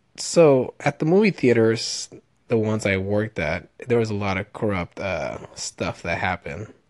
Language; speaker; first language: English; early bilingual, other home language; Spanish